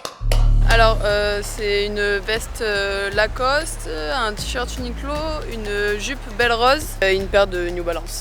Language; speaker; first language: French; native; French